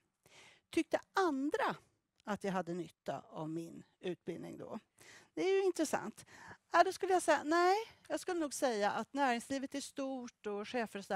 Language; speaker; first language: Swedish; native; Swedish